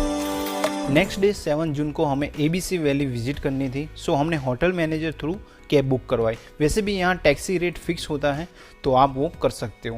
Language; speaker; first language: Hindi; native; Hindi